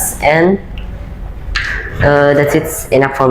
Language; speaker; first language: English; non-native, learner; Indonesian